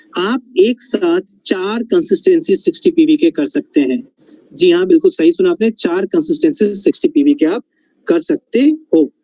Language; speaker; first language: Hindi; non-native, local second language; Bangla